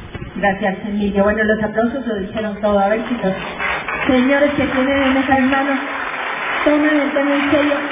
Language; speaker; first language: Spanish; native; Spanish